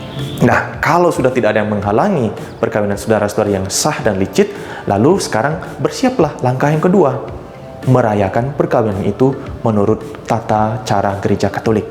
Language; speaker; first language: Indonesian; native; Indonesian